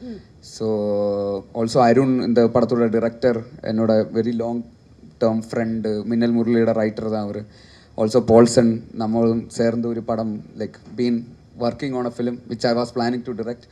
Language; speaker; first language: Tamil; non-native, learner; Malayalam